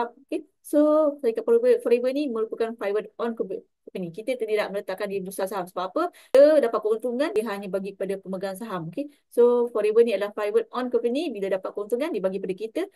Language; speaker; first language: Malay; native; Malay